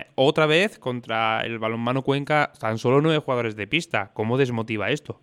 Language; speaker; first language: Spanish; native; Spanish